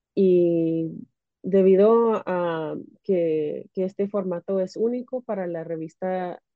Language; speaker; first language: Spanish; early bilingual, heritage; Spanish